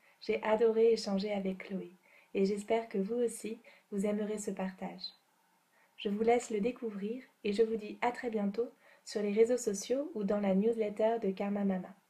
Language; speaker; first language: French; native; French